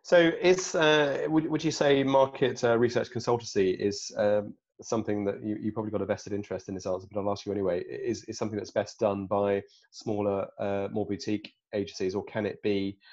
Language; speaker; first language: English; native; English